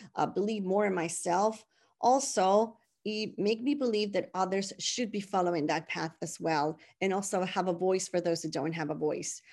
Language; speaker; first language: English; non-native, fluent; Spanish